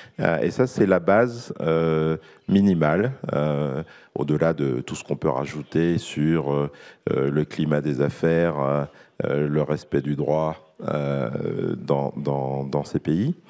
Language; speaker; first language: French; native; French